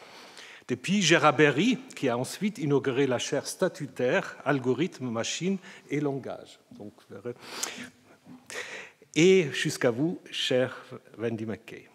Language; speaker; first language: French; native; French